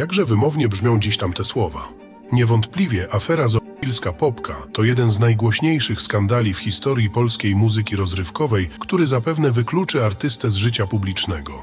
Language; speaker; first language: Polish; native; Polish